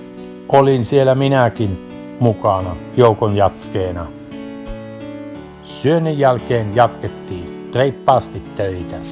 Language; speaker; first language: Finnish; native; Finnish